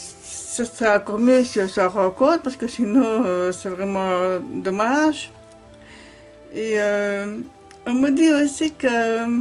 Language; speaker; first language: French; native; French